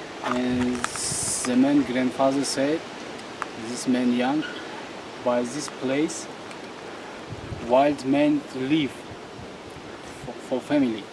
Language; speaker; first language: English; non-native, learner; Tajik